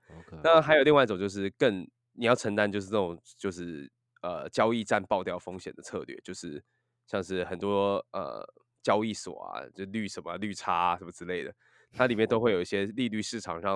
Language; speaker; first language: Chinese; native; Chinese